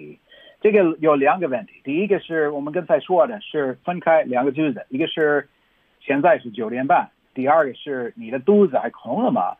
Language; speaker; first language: Chinese; non-native, fluent; English